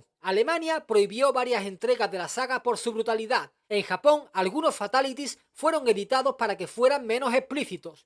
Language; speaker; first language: Spanish; native; Spanish